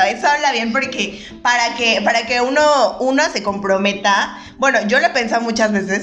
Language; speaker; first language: Spanish; native; Spanish